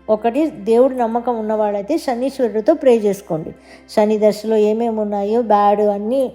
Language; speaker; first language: Telugu; non-native, local second language; Tamil